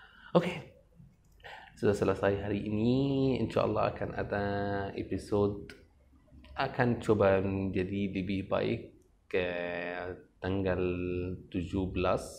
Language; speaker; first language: Indonesian; non-native, fluent; Arabic